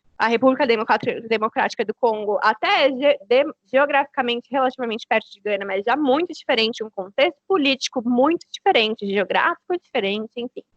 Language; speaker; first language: Portuguese; native; Portuguese